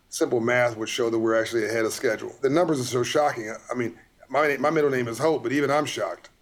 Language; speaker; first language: English; native; English